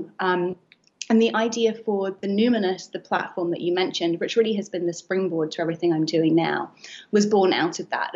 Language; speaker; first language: English; native; English